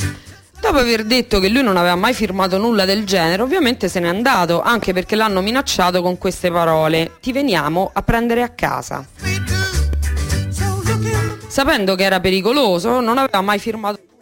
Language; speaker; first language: Italian; native; Italian